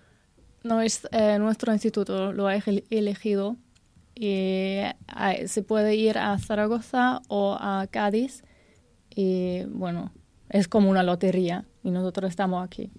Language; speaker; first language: Spanish; non-native, learner; German